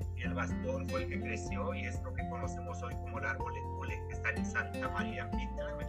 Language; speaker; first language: Spanish; native; Spanish